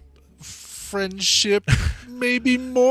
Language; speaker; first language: English; native; English